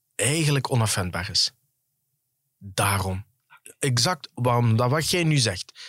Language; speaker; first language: Dutch; early bilingual, other home language; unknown